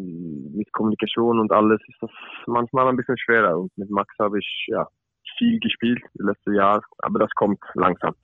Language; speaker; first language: German; non-native, fluent; Swedish